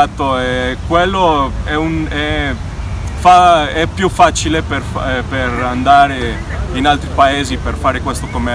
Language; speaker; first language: Italian; non-native, fluent; Spanish